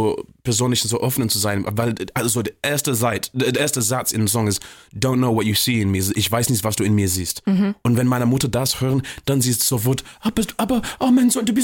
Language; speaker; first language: German; non-native, fluent; English